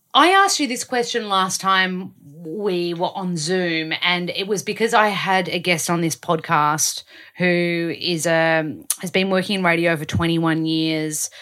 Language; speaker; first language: English; native; English